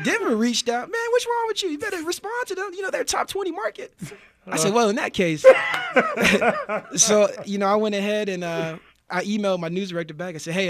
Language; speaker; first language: English; native; English